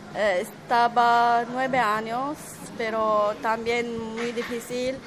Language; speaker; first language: Spanish; non-native, learner; Arabic